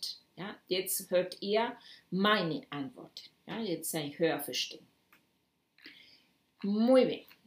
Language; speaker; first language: German; non-native, fluent; Spanish